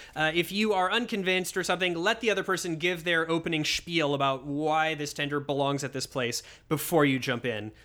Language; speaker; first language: English; native; English